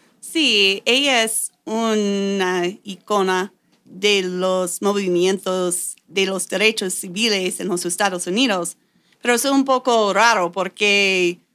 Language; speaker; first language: Spanish; non-native, fluent; English